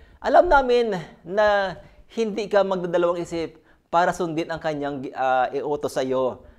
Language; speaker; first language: Filipino; native; Filipino